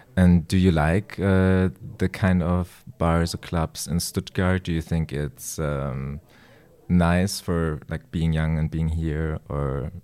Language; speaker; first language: English; non-native, fluent; German